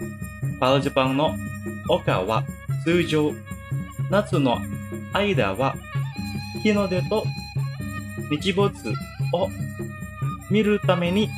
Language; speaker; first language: Japanese; non-native, fluent; Indonesian